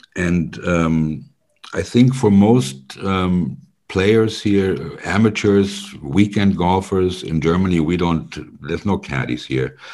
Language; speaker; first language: English; non-native, fluent; German